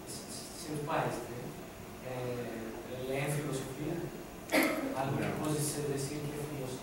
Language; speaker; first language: Portuguese; non-native, learner; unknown